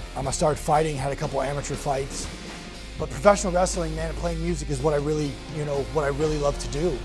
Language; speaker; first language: English; native; English